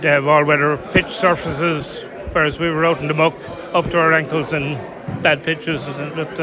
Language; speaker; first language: English; native; English